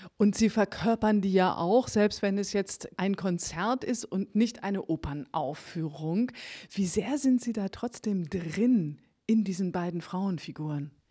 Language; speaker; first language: German; native; German